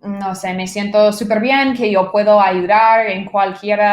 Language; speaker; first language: Spanish; non-native, fluent; English